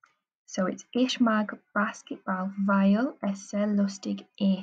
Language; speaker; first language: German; non-native, fluent; English